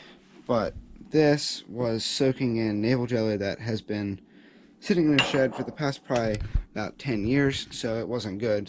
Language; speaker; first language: English; native; English